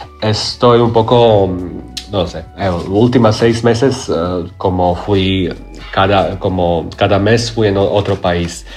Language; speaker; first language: Spanish; non-native, learner; Croatian